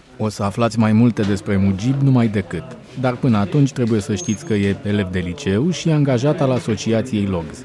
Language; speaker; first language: Romanian; native; Romanian